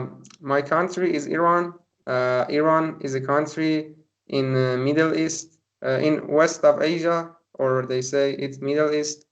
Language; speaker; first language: English; non-native, learner; Persian